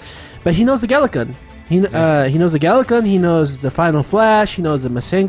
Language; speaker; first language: English; native; English